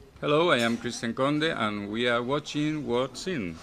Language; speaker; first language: English; non-native, learner; Spanish